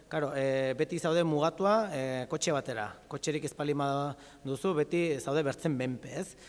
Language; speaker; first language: Basque; native; Basque